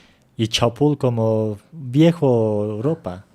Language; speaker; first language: Spanish; non-native, learner; Turkish